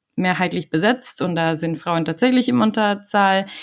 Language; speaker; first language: German; non-native, fluent; Spanish